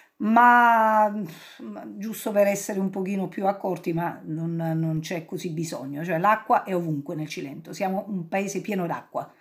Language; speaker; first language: Italian; native; Italian